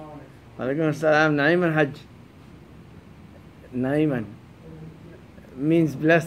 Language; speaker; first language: Arabic; non-native, fluent; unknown